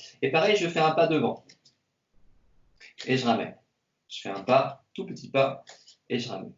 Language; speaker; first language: French; native; French